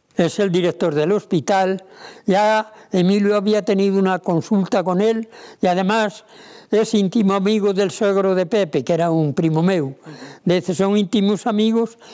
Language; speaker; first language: Spanish; non-native, local second language; Galician